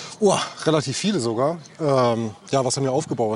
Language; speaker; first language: German; native; German